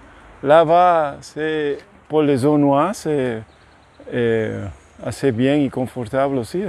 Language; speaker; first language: French; non-native, learner; Spanish